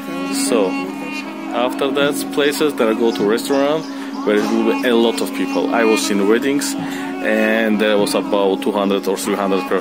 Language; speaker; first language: English; non-native, learner; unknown